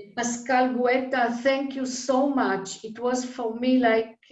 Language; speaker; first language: English; non-native, fluent; Hebrew